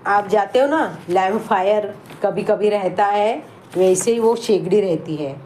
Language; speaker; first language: Hindi; non-native, local second language; Marathi